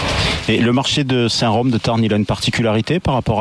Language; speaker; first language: French; native; French